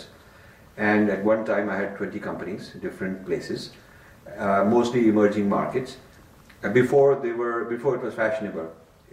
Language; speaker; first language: English; non-native, local second language; Hindi